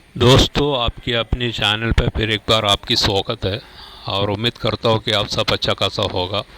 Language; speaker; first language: Hindi; non-native, local second language; Malayalam